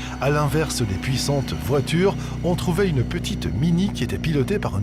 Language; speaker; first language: French; native; French